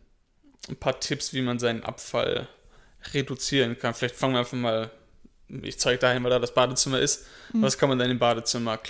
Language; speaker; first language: German; native; German